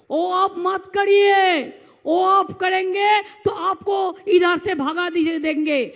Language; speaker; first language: Hindi; non-native, local second language; Bangla